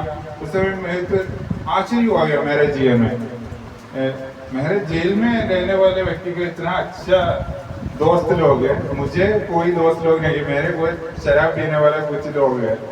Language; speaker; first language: Hindi; non-native, local second language; Malayalam